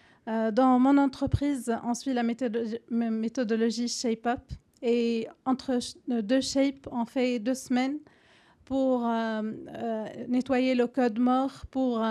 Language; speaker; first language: French; non-native, fluent; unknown